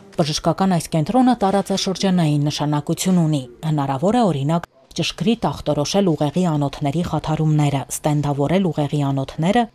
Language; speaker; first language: Armenian; native; Armenian